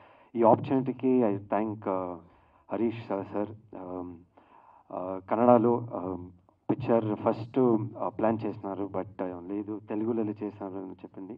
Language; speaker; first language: Telugu; non-native, learner; Kannada